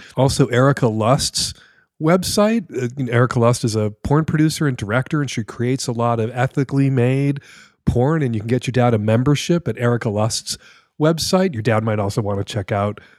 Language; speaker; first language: English; native; English